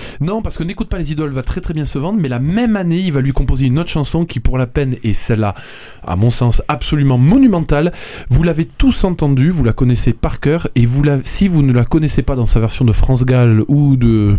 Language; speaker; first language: French; native; French